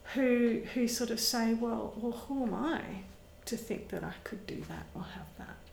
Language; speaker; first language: English; native; English